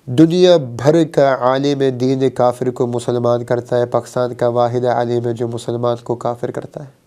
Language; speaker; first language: Urdu; early bilingual, heritage; Urdu